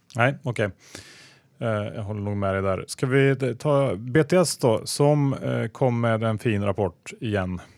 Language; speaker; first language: Swedish; native; Swedish